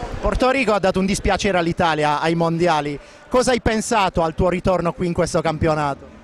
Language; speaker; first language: Italian; native; Italian